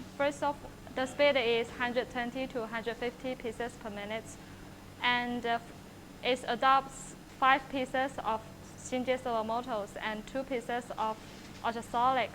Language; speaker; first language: English; non-native, learner; Chinese